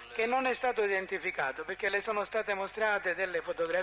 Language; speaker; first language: Italian; native; Italian